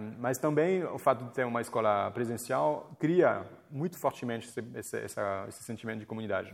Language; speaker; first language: Portuguese; non-native, fluent; French